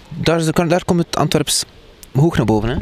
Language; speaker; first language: Dutch; native; Dutch